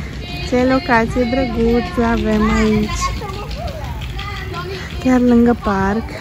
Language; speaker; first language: Romanian; native; Romanian